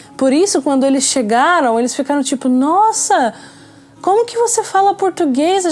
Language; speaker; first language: Portuguese; non-native, fluent; Russian